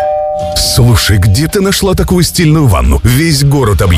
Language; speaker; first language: Russian; native; Russian